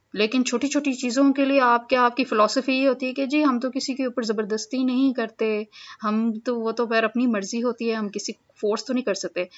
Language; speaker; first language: Urdu; non-native, local second language; Punjabi